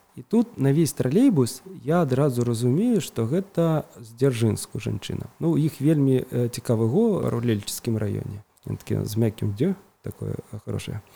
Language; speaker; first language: Belarusian; native; Belarusian